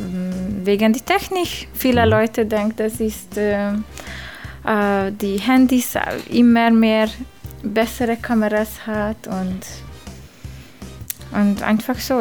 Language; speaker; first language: German; non-native, fluent; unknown